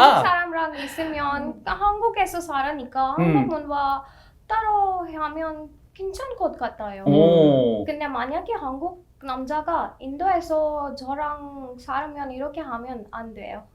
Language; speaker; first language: Korean; non-native, learner; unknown